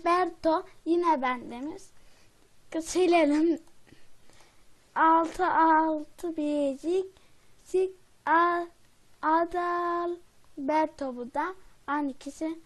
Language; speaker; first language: Turkish; native; Turkish